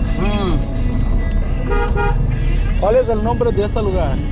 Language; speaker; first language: Spanish; non-native, learner; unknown